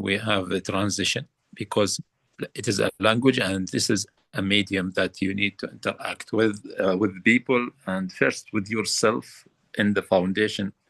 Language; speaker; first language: English; non-native, learner; Arabic